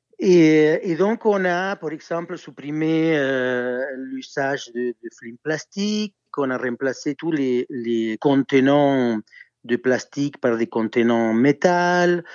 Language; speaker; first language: French; non-native, fluent; Spanish